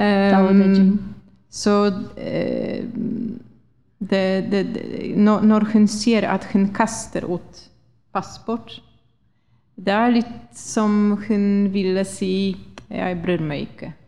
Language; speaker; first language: Norwegian; non-native, fluent; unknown